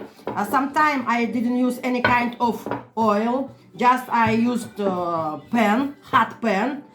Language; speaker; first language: English; non-native, learner; Russian